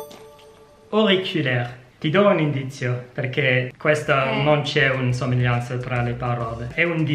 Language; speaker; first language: Italian; non-native, fluent; English